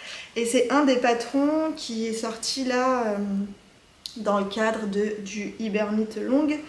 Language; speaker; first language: French; native; French